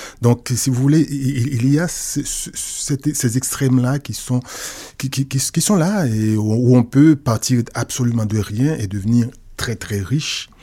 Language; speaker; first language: French; non-native, local second language; Haitian Creole